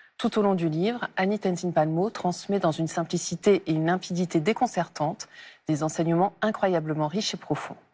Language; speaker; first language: French; native; French